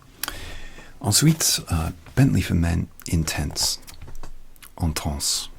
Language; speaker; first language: French; non-native, learner; English